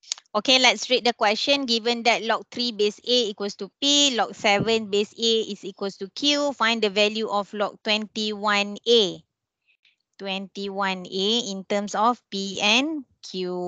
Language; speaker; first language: English; non-native, local second language; Malay